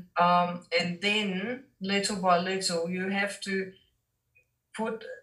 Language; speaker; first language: English; non-native, fluent; German